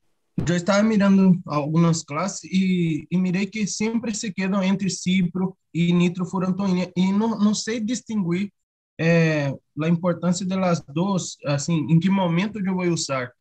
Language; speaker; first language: Spanish; non-native, learner; Portuguese